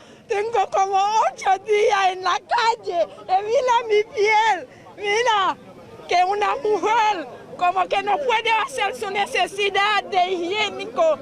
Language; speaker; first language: Spanish; non-native, learner; Haitian Creole